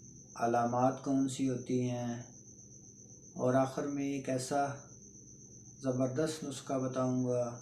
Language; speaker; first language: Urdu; non-native, local second language; Punjabi